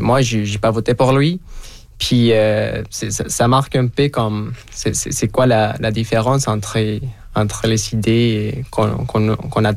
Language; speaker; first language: French; non-native, fluent; Spanish